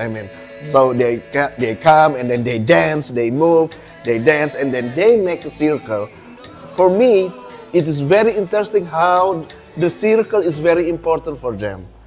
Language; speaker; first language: English; non-native, fluent; Indonesian